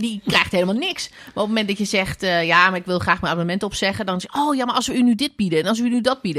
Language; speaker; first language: Dutch; native; Dutch